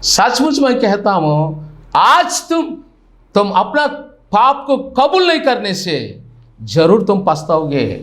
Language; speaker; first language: Hindi; non-native, local second language; Telugu